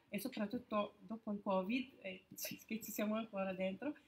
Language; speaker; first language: Italian; non-native, fluent; Arabic